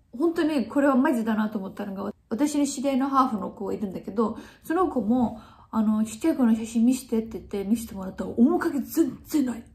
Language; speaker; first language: Japanese; native; Japanese